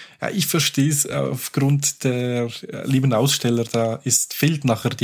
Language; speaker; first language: German; native; German